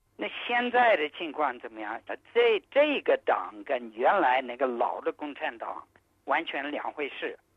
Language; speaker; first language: Chinese; non-native, fluent; English